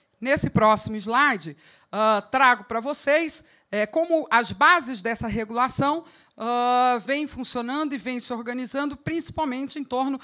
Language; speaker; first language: Portuguese; native; Portuguese